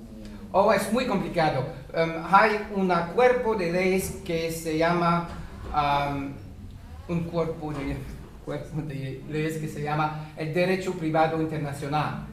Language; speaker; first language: Spanish; non-native, fluent; French